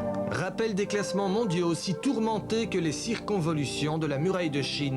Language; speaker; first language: French; native; French